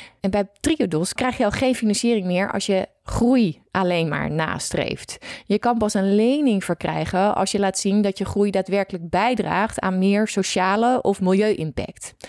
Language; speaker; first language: Dutch; native; Dutch